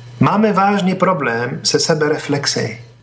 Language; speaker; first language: Czech; non-native, fluent; Arabic